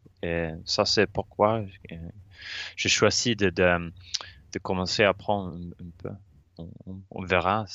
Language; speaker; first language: French; non-native, learner; Swedish